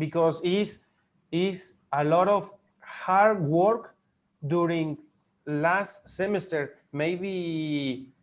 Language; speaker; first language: English; non-native, learner; Spanish